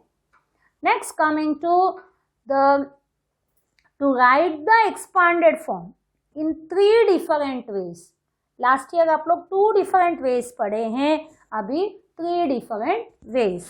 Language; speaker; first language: Hindi; non-native, local second language; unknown